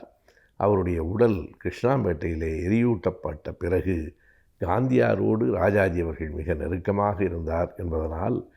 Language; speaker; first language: Tamil; native; Tamil